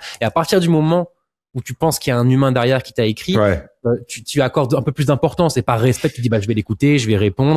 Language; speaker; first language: French; native; French